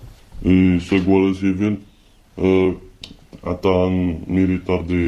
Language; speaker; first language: Spanish; non-native, learner; Arabic